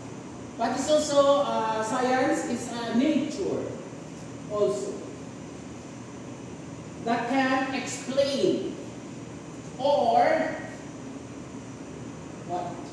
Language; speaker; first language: English; non-native, local second language; Filipino